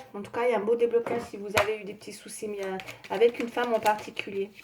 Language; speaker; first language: French; native; French